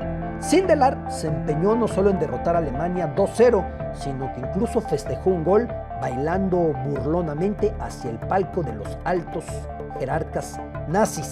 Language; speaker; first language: Spanish; native; Spanish